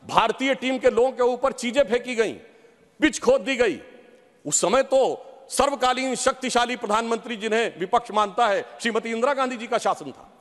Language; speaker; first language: Hindi; native; Hindi